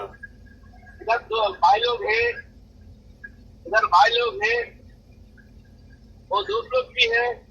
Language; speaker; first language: Hindi; non-native, learner; Bangla